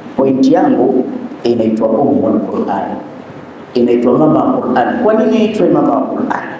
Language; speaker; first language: Swahili; native; Swahili